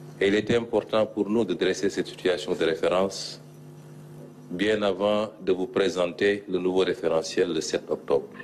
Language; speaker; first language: French; non-native, local second language; Wolof